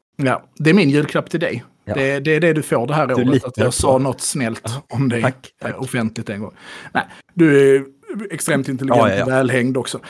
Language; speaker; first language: Swedish; native; Swedish